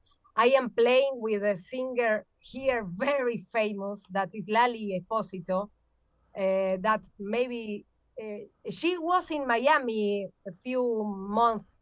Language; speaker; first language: English; non-native, learner; Spanish